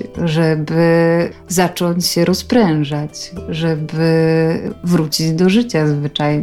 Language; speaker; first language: Polish; native; Polish